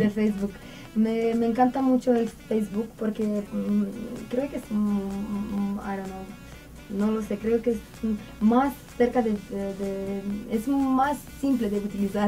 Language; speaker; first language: Spanish; non-native, learner; Romanian